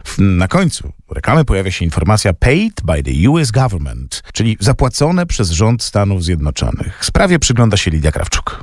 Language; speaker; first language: Polish; native; Polish